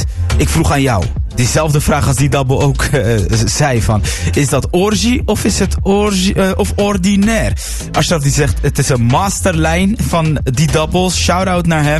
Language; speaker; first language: Dutch; native; Dutch